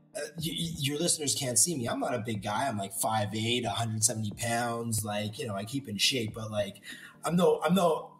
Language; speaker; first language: English; native; English